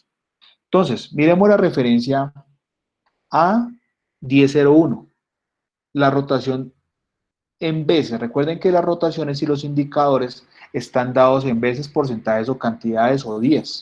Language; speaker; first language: Spanish; native; Spanish